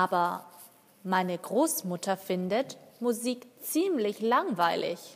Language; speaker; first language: German; non-native, learner; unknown